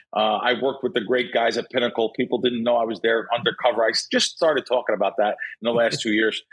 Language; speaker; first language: English; native; English